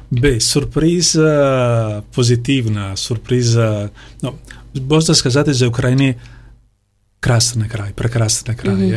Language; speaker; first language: Polish; non-native, learner; Italian